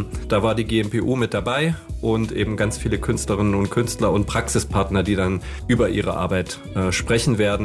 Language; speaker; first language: German; native; German